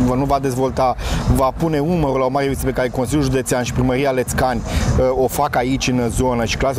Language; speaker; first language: Romanian; native; Romanian